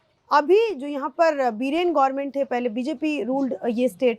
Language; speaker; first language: Hindi; native; Hindi